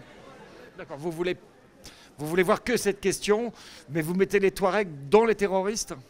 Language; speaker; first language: French; native; French